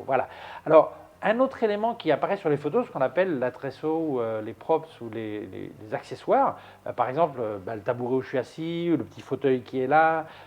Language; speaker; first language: French; native; French